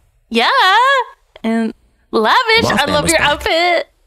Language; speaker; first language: English; native; English